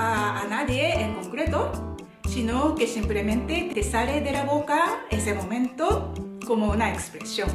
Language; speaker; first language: Spanish; non-native, fluent; Japanese